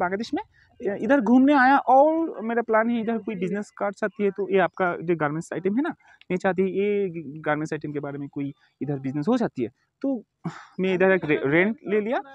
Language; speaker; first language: Hindi; non-native, learner; Bangla